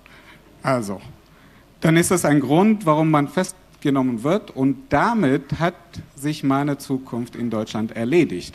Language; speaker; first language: German; non-native, fluent; Arabic